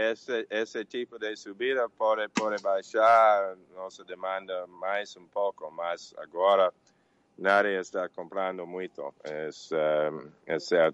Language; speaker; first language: Portuguese; non-native, learner; English